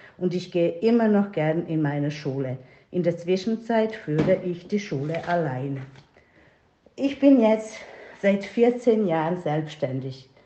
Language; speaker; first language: German; non-native, fluent; Serbian